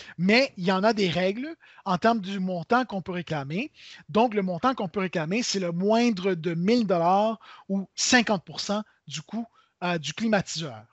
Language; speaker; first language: French; native; French